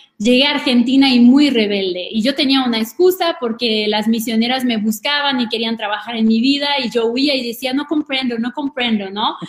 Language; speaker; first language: Spanish; non-native, fluent; French